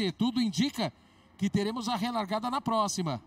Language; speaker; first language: Portuguese; native; Portuguese